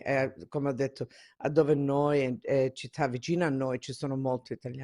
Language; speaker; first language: Italian; early bilingual, heritage; Italian